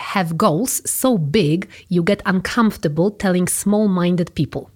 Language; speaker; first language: English; non-native, fluent; Polish